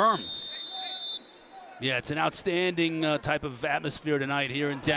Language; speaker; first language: English; native; English